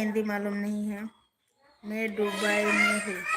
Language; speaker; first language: Hindi; non-native, learner; Bangla